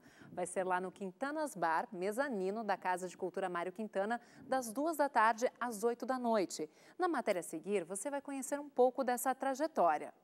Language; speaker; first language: Portuguese; native; Portuguese